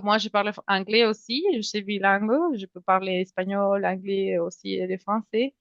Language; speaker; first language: French; non-native, fluent; Spanish